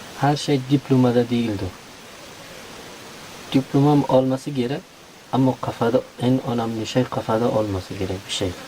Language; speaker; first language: Turkish; non-native, learner; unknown